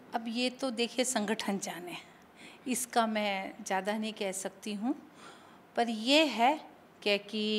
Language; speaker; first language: Hindi; native; Hindi